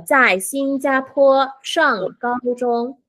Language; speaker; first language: Chinese; non-native, fluent; Vietnamese